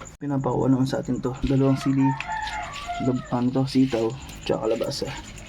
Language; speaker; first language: Filipino; native; Filipino